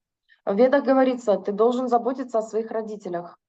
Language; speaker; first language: Russian; native; Russian